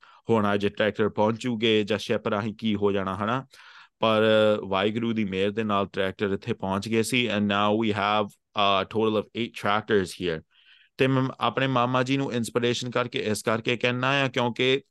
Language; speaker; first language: Punjabi; early bilingual, heritage; Punjabi